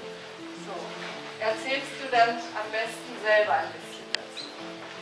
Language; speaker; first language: German; native; German